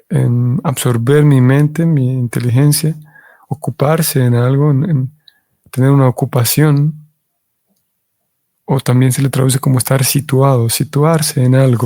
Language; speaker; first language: Spanish; native; Spanish